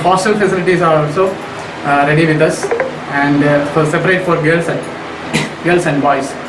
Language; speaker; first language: English; non-native, local second language; Malayalam